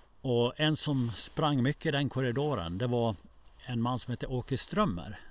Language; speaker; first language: Swedish; native; Swedish